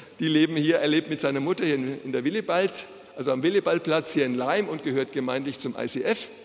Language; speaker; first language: German; native; German